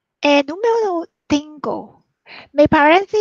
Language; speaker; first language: Spanish; non-native, learner; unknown